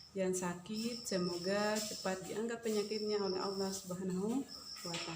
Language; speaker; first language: Indonesian; native; Indonesian